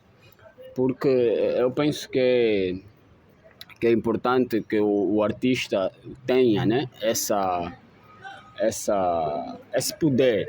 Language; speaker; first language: Portuguese; native; Portuguese